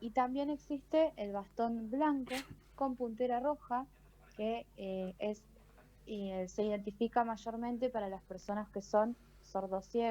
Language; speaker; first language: Spanish; native; Spanish